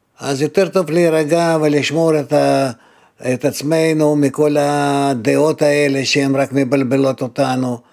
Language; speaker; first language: Hebrew; non-native, fluent; Russian